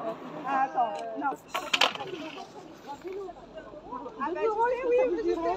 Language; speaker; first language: French; native; French